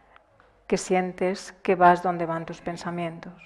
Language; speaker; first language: Spanish; native; Spanish